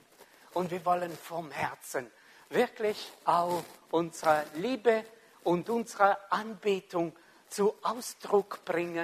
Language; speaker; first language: German; non-native, local second language; French